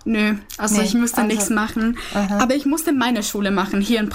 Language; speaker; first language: German; non-native, fluent; Czech